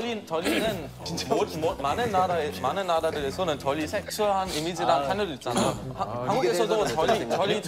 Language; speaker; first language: Korean; non-native, fluent; German